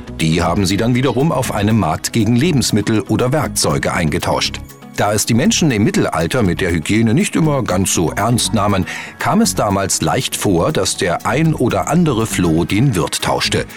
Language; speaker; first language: German; native; German